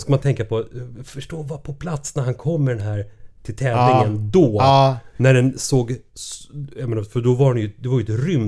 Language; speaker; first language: Swedish; native; Swedish